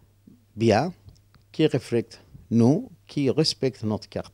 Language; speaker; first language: French; non-native, learner; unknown